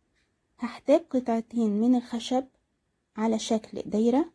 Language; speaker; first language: Arabic; native; Arabic